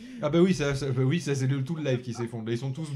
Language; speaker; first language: French; native; French